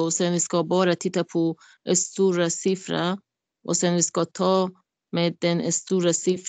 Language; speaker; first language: Swedish; non-native, learner; Arabic